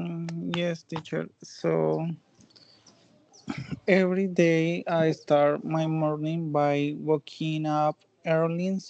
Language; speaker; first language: English; non-native, learner; Spanish